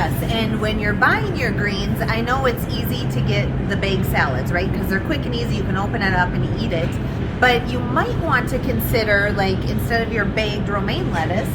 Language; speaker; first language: English; native; English